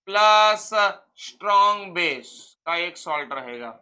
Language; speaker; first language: Hindi; non-native, local second language; Marathi